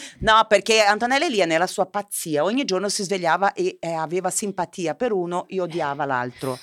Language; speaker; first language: Italian; non-native, fluent; Spanish